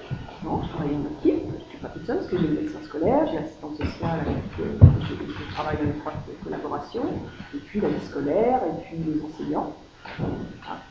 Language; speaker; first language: French; native; French